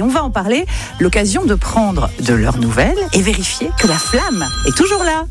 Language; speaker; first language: French; native; French